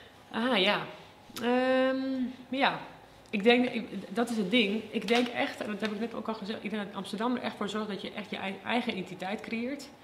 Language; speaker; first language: Dutch; early bilingual, other home language; Bosnian